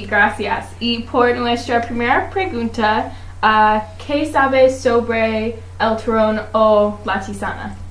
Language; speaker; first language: Spanish; non-native, learner; English